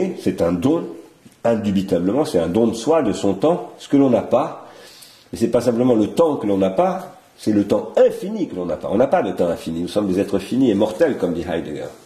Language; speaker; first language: French; native; French